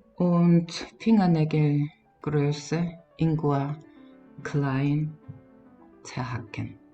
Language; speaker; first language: German; non-native, learner; Korean